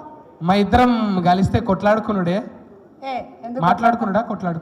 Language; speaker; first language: Telugu; native; Telugu